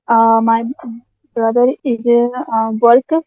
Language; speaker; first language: English; non-native, learner; Hindi